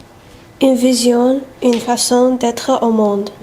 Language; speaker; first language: French; non-native, local second language; Chinese